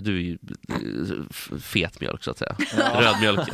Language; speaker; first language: Swedish; native; Swedish